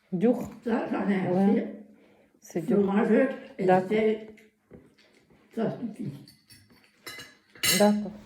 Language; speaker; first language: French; non-native, learner; Ukrainian